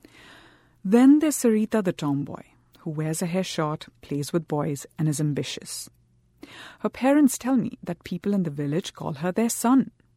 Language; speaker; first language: English; non-native, local second language; Bangla